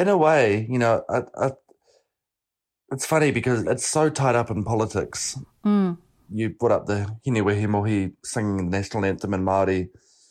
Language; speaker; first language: English; native; English